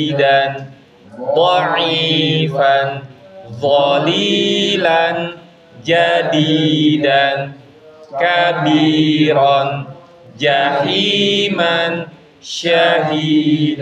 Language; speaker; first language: Arabic; non-native, learner; Indonesian